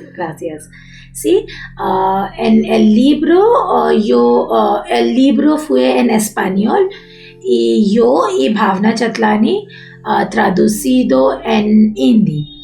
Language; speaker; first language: Spanish; non-native, learner; Bangla